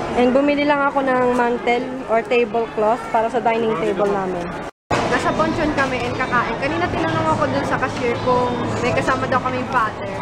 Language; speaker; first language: Filipino; early bilingual, heritage; Filipino